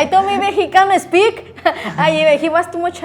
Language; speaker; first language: English; non-native, learner; Spanish